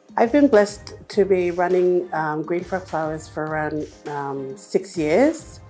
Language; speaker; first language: English; non-native, fluent; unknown